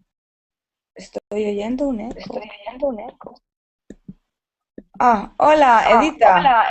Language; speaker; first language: Spanish; native; Spanish